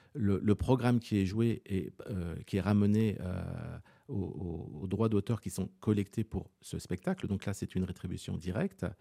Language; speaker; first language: French; native; French